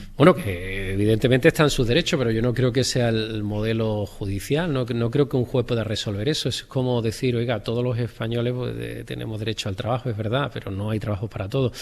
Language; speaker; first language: Spanish; native; Spanish